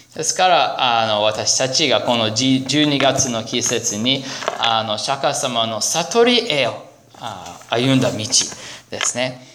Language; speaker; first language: Japanese; non-native, fluent; English